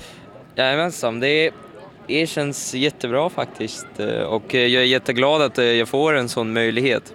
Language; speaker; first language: Swedish; early bilingual, other home language; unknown